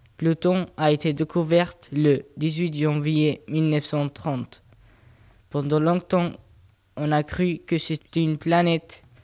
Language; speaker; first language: French; non-native, learner; Arabic